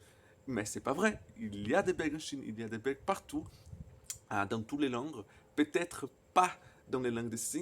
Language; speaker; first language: French; non-native, fluent; Portuguese